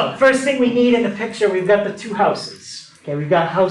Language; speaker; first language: English; native; English